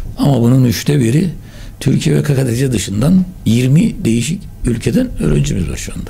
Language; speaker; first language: Turkish; native; Turkish